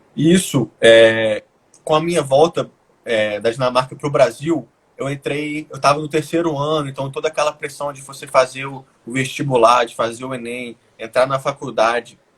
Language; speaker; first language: Portuguese; native; Portuguese